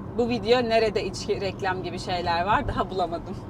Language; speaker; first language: Turkish; native; Turkish